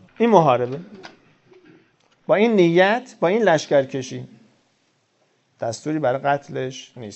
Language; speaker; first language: Persian; native; Persian